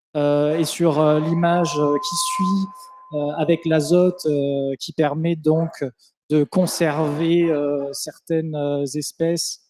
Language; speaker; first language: French; native; French